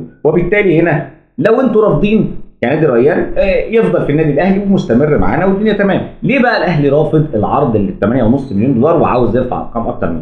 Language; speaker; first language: Arabic; native; Arabic